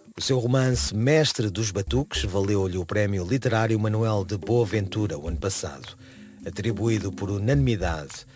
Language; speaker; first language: Portuguese; native; Portuguese